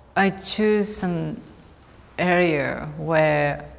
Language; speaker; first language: English; non-native, fluent; Japanese